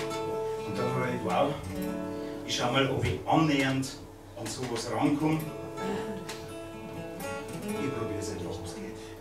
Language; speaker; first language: German; native; German